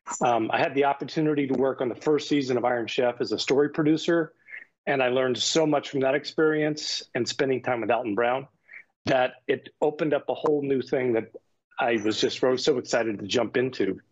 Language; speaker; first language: English; native; English